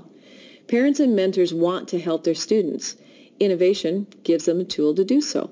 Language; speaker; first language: English; native; English